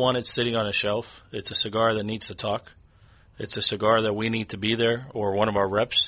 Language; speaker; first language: English; native; English